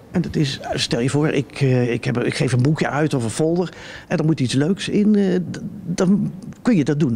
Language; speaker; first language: Dutch; native; Dutch